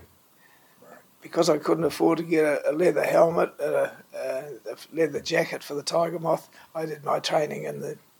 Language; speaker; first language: English; native; English